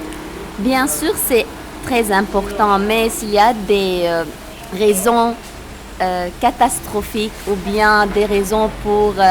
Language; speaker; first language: French; non-native, local second language; Arabic